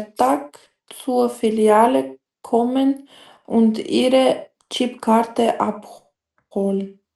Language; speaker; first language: German; non-native, learner; Macedonian